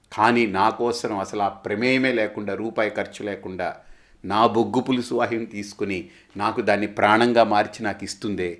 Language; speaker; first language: Telugu; native; Telugu